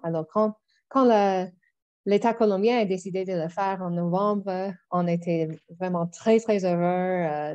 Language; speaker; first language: French; non-native, local second language; English